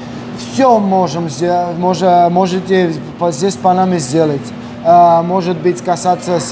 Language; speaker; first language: Russian; non-native, local second language; Armenian